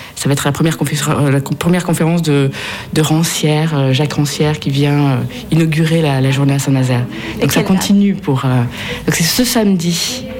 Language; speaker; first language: French; native; French